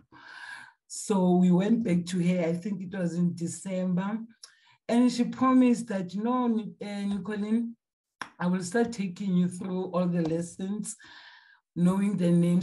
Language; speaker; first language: English; non-native, local second language; Tsonga